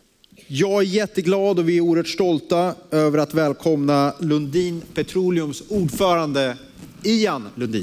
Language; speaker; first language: Swedish; native; Swedish